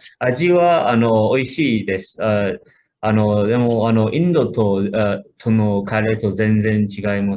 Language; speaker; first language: Japanese; non-native, fluent; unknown